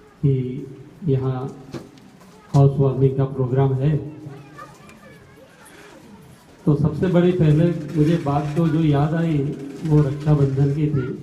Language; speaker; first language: Hindi; non-native, local second language; Gujarati